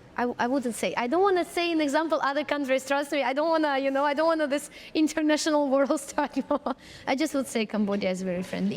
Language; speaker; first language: English; non-native, fluent; Russian